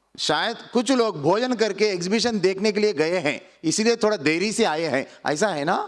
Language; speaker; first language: Hindi; non-native, local second language; Telugu